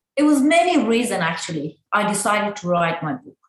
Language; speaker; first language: English; non-native, fluent; Persian